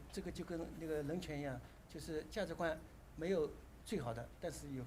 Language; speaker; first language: Chinese; native; Chinese